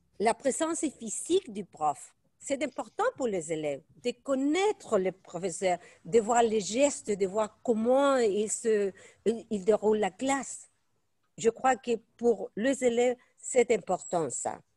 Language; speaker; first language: French; non-native, fluent; Spanish